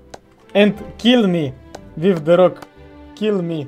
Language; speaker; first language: English; non-native, learner; Russian